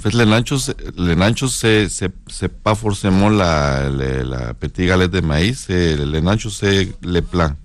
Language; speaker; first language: French; non-native, learner; Spanish